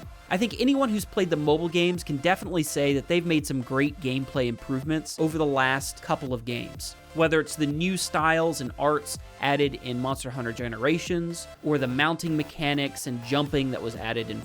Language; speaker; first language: English; native; English